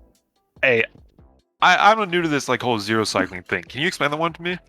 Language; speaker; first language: English; native; English